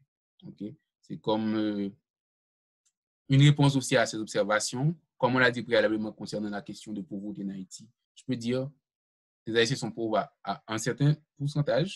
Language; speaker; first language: French; non-native, local second language; Haitian Creole